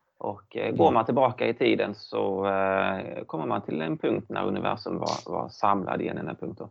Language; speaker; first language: Swedish; native; Swedish